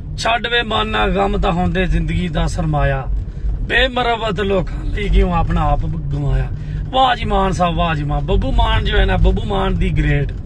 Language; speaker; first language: Urdu; non-native, local second language; Punjabi